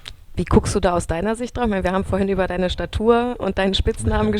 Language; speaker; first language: German; native; German